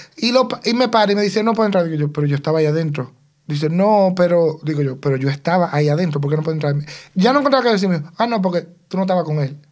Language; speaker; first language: Spanish; native; Spanish